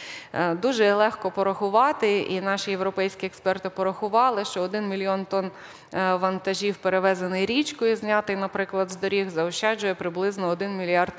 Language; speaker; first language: Ukrainian; native; Ukrainian